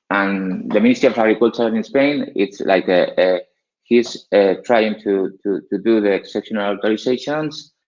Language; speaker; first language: English; non-native, learner; Spanish